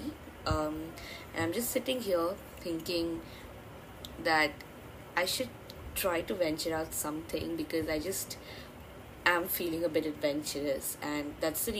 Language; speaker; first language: English; non-native, local second language; Bangla